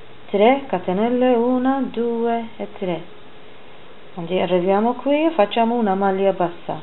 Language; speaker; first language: Italian; non-native, fluent; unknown